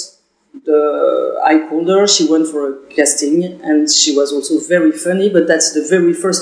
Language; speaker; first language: English; non-native, fluent; French